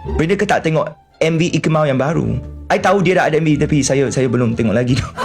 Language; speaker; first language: Malay; non-native, local second language; Chinese